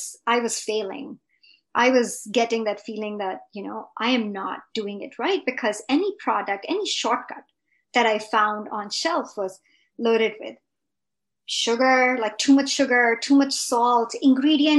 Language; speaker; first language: English; non-native, local second language; Hindi